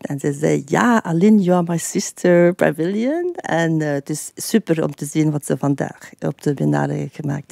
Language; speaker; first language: Dutch; non-native, fluent; French